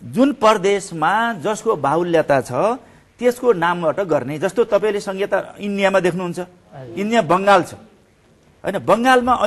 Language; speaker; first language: Nepali; native; Nepali